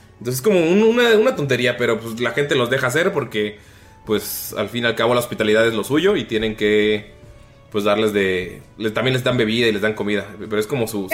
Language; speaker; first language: Spanish; native; Spanish